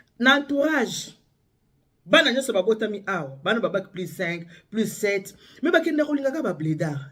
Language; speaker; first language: Lingala; native; Lingala